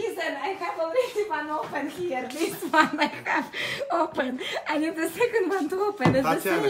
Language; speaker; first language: English; non-native, learner; Russian